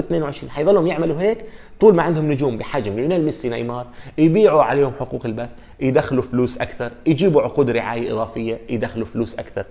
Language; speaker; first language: Arabic; native; Arabic